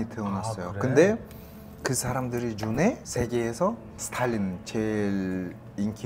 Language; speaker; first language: Korean; non-native, learner; Russian